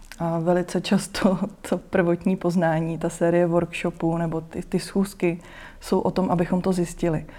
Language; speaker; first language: Czech; native; Czech